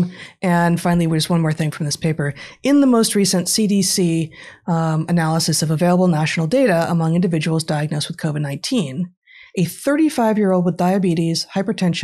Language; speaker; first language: English; native; English